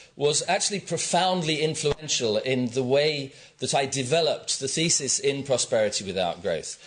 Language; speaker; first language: English; native; English